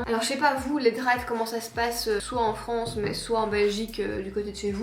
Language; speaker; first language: French; native; French